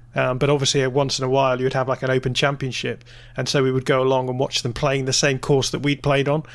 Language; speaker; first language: English; native; English